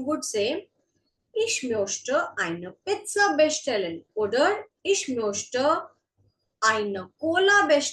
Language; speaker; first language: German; non-native, fluent; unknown